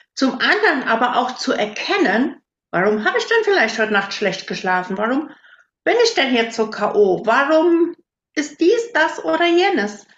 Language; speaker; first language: German; native; German